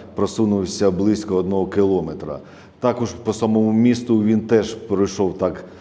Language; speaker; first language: Ukrainian; native; Ukrainian